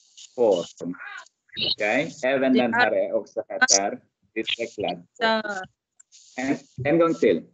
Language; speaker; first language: Swedish; non-native, fluent; Arabic